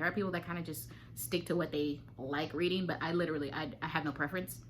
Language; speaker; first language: English; native; English